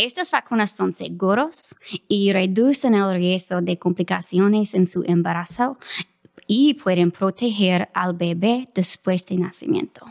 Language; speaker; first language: Spanish; non-native, fluent; English